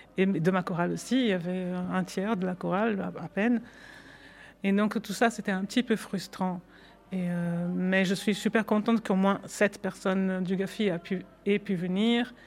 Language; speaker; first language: French; non-native, fluent; Portuguese